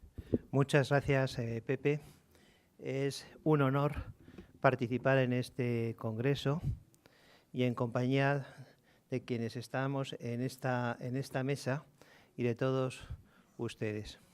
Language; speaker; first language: Spanish; native; Spanish